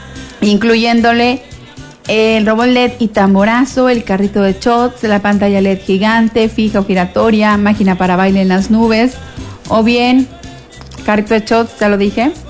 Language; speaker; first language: Spanish; native; Spanish